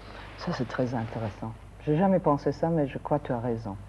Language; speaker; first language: French; non-native, fluent; English